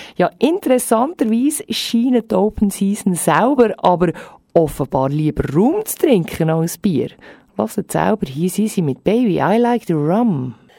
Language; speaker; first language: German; native; German